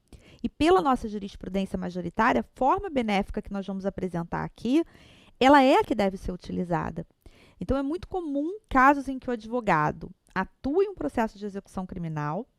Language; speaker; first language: Portuguese; native; Portuguese